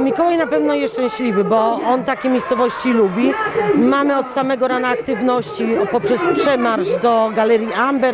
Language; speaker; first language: Polish; native; Polish